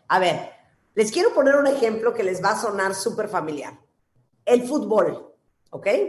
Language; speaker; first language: Spanish; native; Spanish